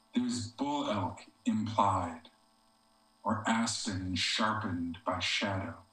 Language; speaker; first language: English; native; English